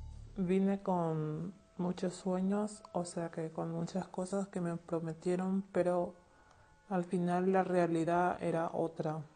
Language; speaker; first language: Spanish; non-native, learner; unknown